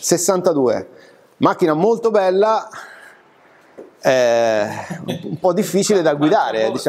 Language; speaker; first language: Italian; native; Italian